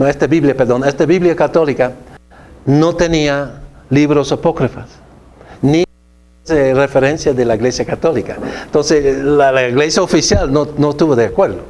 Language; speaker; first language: Spanish; non-native, fluent; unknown